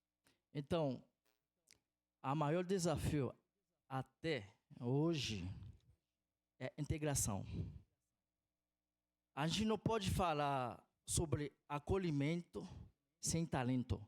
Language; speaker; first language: Portuguese; non-native, fluent; Haitian Creole